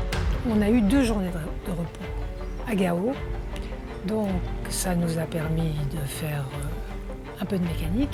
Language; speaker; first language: French; native; French